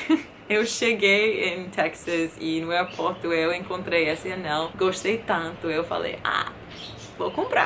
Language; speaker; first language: Portuguese; non-native, fluent; English